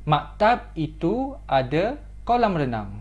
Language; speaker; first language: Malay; non-native, fluent; Korean